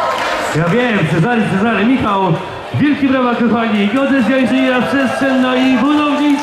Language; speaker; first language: Polish; native; Polish